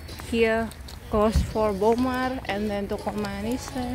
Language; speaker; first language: English; non-native, learner; Indonesian